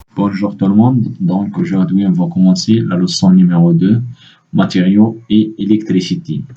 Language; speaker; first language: French; non-native, local second language; Arabic